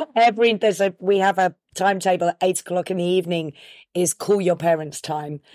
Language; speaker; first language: English; native; English